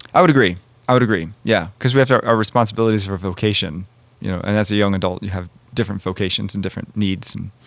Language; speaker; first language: English; native; English